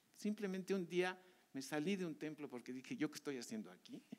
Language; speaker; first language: Spanish; native; Spanish